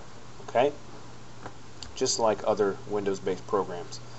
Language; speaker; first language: English; native; English